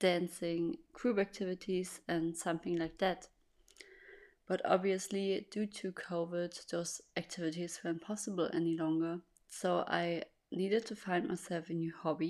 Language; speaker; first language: English; non-native, fluent; German